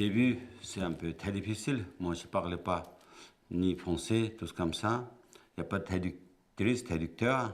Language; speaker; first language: French; non-native, learner; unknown